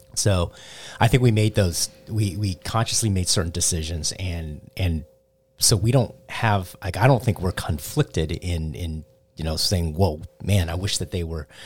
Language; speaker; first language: English; early bilingual, other home language; Cantonese